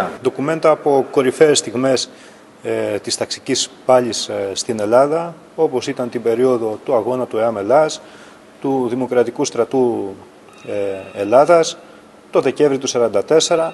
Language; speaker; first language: Greek; native; Greek